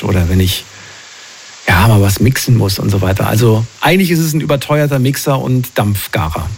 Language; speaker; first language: German; native; German